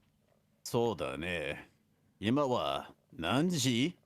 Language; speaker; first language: Japanese; non-native, learner; English